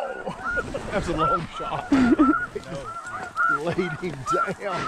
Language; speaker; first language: English; native; English